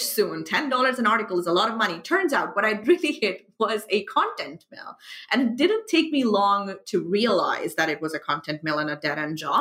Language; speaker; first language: English; non-native, local second language; Urdu